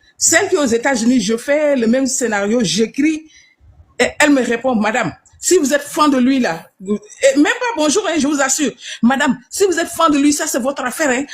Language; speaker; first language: French; non-native, local second language; Wolof